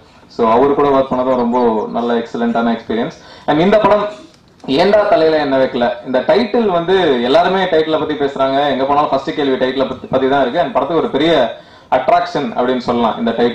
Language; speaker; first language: Tamil; native; Tamil